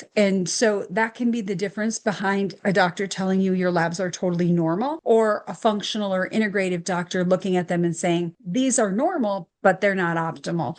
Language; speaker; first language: English; native; English